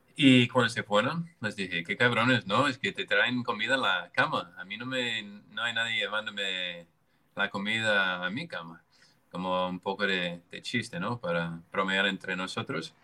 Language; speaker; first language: Spanish; non-native, fluent; English